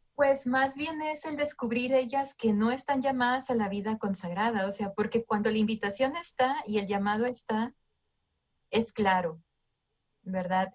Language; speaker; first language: Spanish; native; Spanish